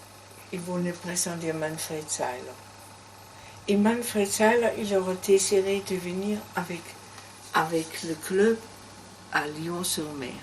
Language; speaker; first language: French; non-native, learner; German